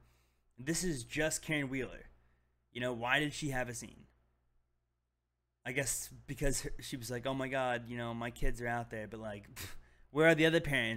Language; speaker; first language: English; native; English